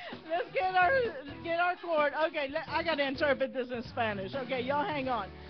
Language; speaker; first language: English; native; English